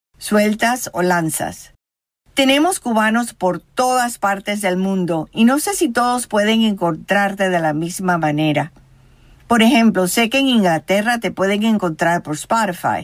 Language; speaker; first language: Spanish; early bilingual, heritage; Spanish